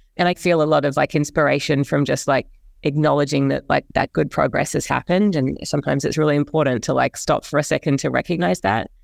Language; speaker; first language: English; native; English